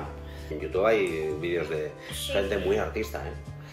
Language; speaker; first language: Spanish; native; Spanish